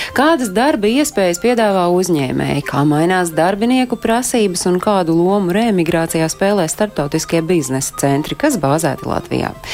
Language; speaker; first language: Latvian; native; Latvian